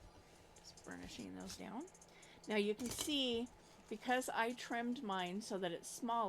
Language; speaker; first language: English; native; English